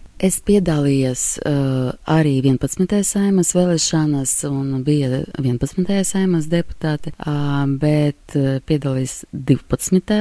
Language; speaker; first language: Latvian; non-native, local second language; Russian